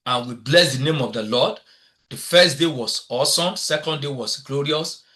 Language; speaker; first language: English; non-native, local second language; Yoruba